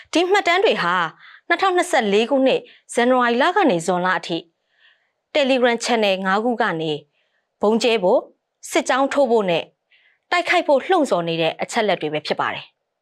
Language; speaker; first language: Burmese; native; Burmese